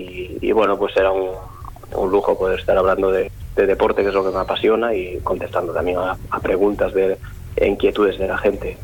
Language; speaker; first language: Spanish; native; Spanish